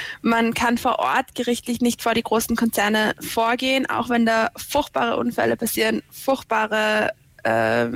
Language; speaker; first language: German; native; German